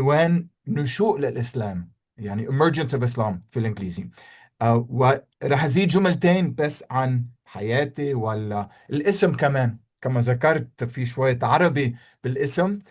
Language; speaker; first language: Arabic; non-native, fluent; English